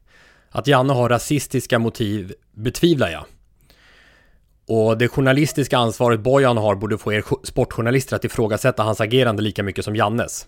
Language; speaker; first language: Swedish; native; Swedish